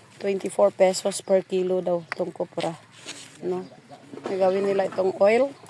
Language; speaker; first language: Filipino; native; Filipino